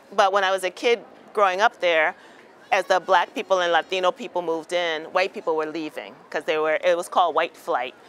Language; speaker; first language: English; native; English